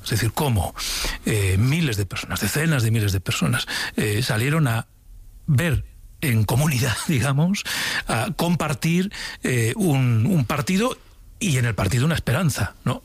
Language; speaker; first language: Spanish; native; Spanish